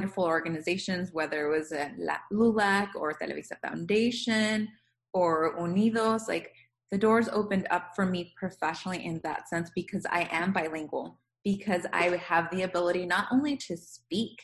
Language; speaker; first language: English; non-native, fluent; Spanish